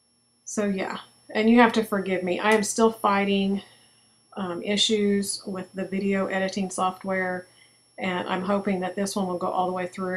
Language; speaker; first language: English; native; English